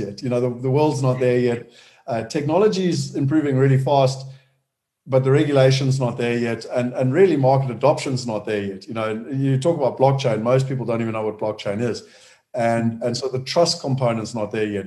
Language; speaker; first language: English; native; English